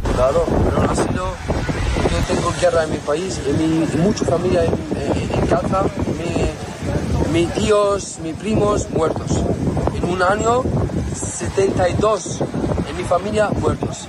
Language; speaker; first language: Spanish; non-native, learner; Arabic